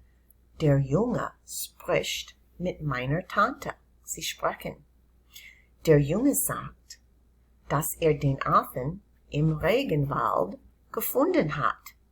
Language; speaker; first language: German; non-native, fluent; English